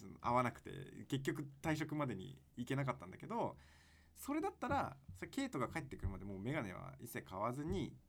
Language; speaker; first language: Japanese; native; Japanese